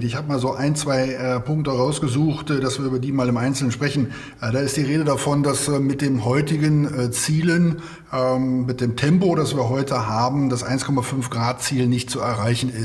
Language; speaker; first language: German; native; German